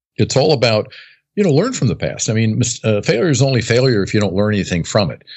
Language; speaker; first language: English; native; English